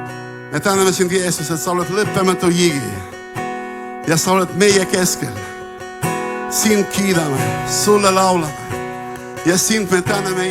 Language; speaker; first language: Estonian; non-native, local second language; Russian